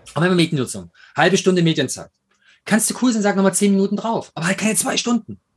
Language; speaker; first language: German; native; German